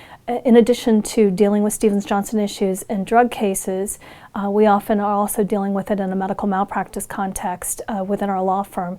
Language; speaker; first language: English; native; English